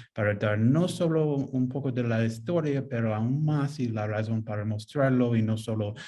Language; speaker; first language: Spanish; non-native, fluent; English